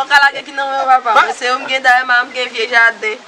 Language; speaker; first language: Haitian Creole; native; Haitian Creole